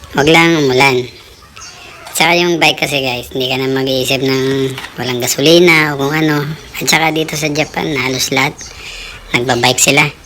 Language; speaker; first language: Filipino; native; Filipino